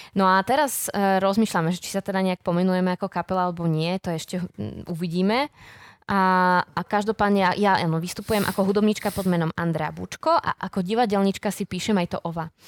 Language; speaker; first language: Slovak; native; Slovak